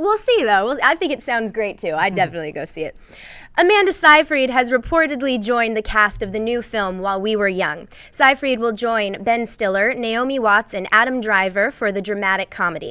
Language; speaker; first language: English; native; English